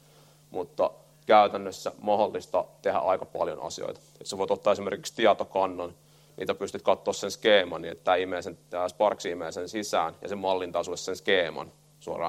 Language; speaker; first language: Finnish; native; Finnish